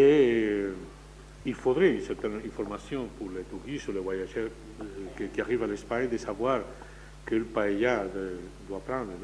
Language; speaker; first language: French; non-native, fluent; Spanish